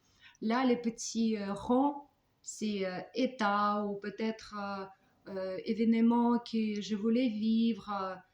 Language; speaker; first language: French; non-native, fluent; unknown